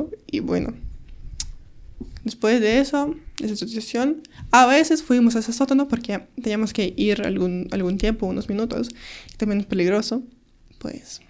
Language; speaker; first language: Spanish; non-native, learner; Ukrainian